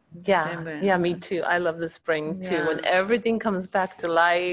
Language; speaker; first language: English; native; English